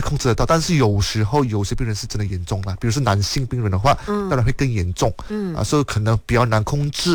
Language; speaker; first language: Chinese; native; Chinese